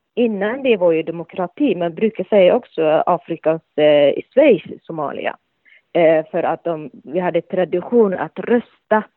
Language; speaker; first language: Swedish; non-native, fluent; Somali